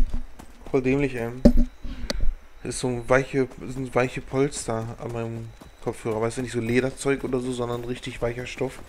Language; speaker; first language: German; native; German